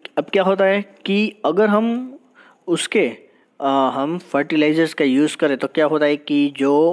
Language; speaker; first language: Hindi; non-native, local second language; Gujarati